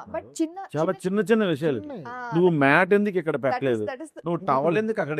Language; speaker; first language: Telugu; native; Telugu